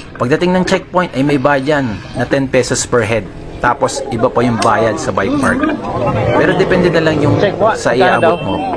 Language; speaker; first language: Filipino; native; Filipino